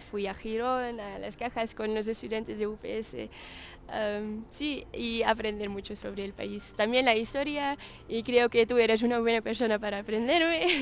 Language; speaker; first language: Spanish; non-native, learner; Dutch